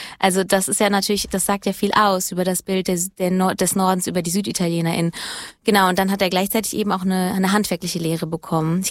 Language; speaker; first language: German; early bilingual, other home language; Italian